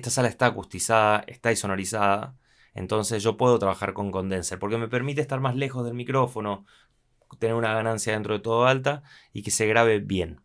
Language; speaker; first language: Spanish; native; Spanish